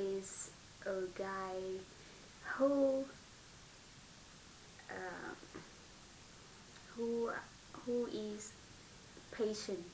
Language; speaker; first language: English; non-native, learner; Vietnamese